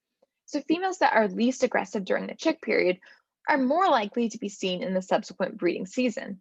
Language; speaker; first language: English; native; English